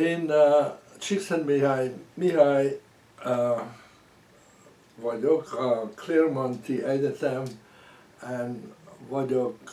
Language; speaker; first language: Hungarian; early bilingual, heritage; Hungarian